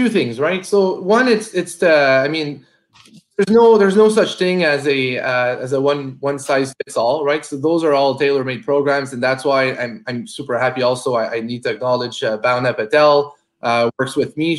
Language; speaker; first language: English; native; English